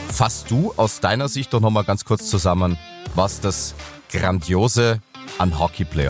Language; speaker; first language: German; native; German